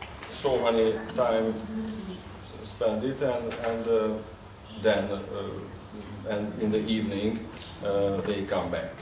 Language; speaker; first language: English; non-native, learner; Hungarian